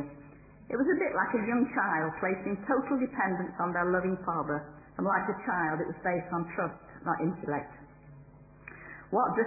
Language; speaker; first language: English; native; English